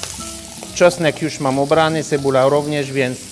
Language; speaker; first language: Polish; non-native, learner; French